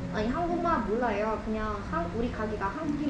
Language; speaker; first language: Korean; non-native, learner; Vietnamese